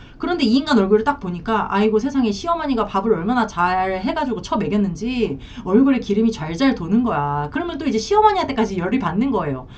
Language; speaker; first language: Korean; native; Korean